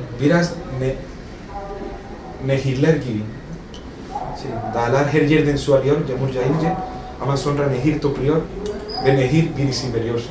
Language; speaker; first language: Turkish; non-native, learner; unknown